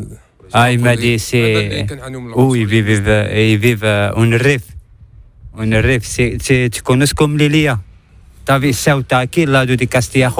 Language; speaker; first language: Spanish; non-native, learner; Arabic